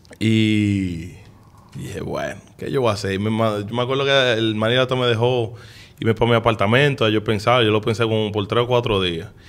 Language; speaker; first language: Spanish; early bilingual, heritage; Spanish